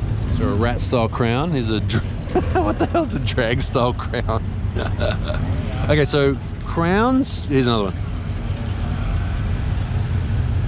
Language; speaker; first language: English; native; English